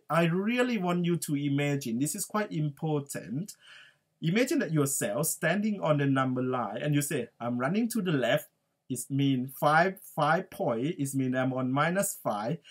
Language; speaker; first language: English; non-native, fluent; Thai